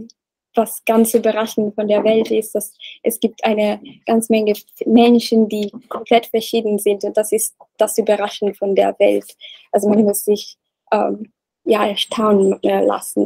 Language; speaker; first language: German; non-native, learner; Italian